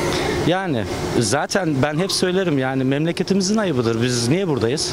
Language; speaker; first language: Turkish; native; Turkish